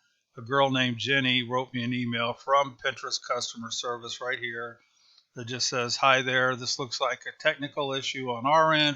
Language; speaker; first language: English; native; English